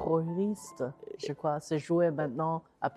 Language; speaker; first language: French; non-native, learner; Chinese